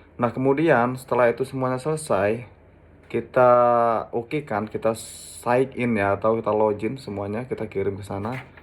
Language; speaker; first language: Indonesian; native; Indonesian